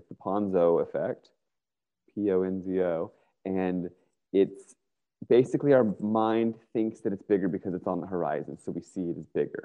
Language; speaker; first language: English; native; English